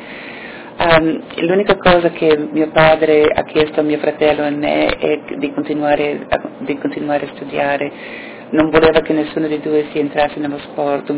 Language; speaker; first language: Italian; early bilingual, heritage; Italian